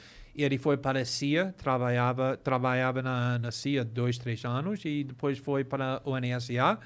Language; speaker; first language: Portuguese; non-native, fluent; English